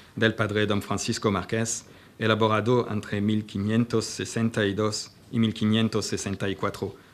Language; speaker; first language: Spanish; non-native, fluent; French